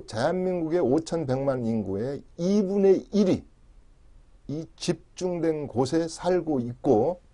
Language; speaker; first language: Korean; native; Korean